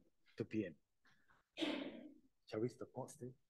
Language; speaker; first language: English; non-native, learner; Japanese